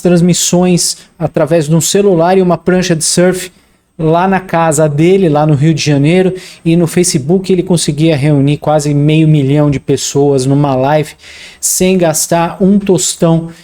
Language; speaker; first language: Portuguese; native; Portuguese